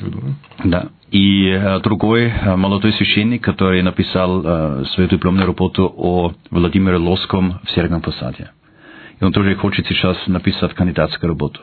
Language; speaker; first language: Russian; non-native, fluent; German